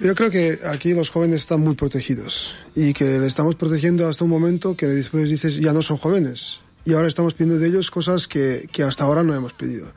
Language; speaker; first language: Spanish; non-native, fluent; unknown